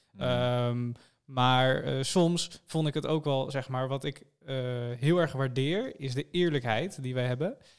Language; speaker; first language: Dutch; native; Dutch